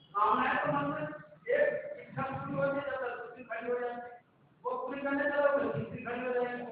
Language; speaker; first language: Hindi; native; Hindi